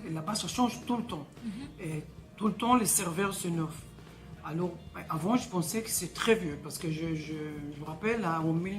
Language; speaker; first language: French; non-native, learner; Hebrew